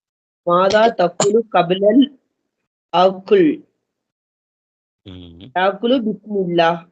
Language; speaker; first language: Arabic; non-native, learner; Tamil